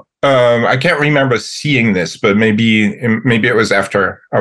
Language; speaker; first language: English; non-native, fluent; French